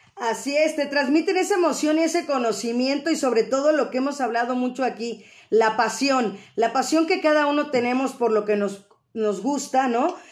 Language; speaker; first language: Spanish; native; Spanish